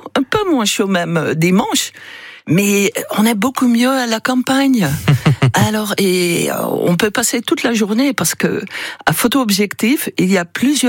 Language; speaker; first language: French; non-native, fluent; Dutch